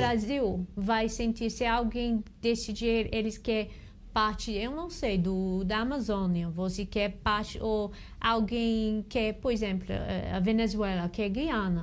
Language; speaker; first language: Portuguese; non-native, fluent; English